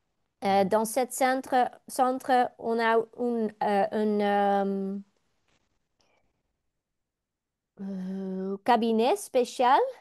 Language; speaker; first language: French; non-native, learner; Dutch